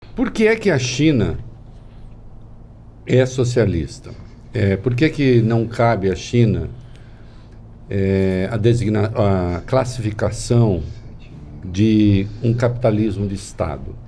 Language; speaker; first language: Portuguese; native; Portuguese